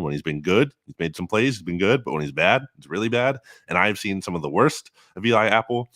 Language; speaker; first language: English; native; English